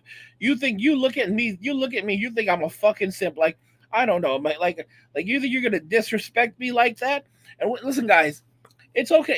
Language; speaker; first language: English; native; English